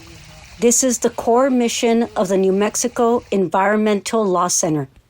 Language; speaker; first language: English; native; English